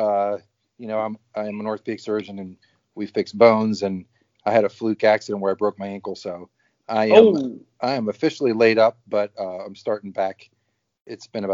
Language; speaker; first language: English; native; English